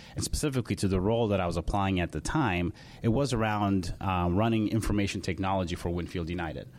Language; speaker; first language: English; early bilingual, other home language; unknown